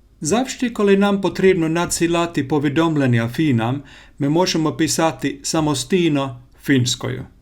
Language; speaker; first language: Ukrainian; non-native, learner; Finnish